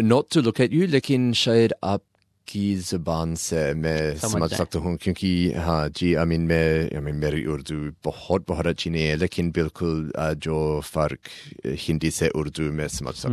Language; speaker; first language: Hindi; non-native, learner; English